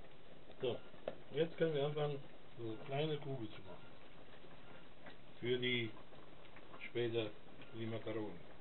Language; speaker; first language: German; non-native, fluent; Italian